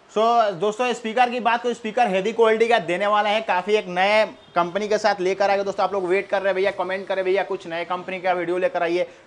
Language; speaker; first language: Hindi; native; Hindi